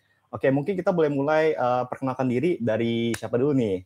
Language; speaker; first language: Indonesian; native; Indonesian